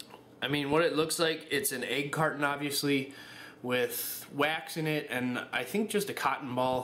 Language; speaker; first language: English; native; English